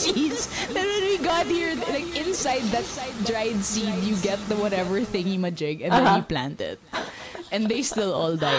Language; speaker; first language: English; non-native, local second language; Filipino